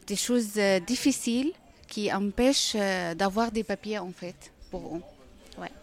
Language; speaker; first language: French; non-native, learner; Arabic